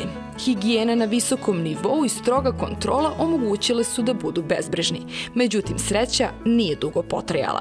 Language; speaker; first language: Serbian; native; Serbian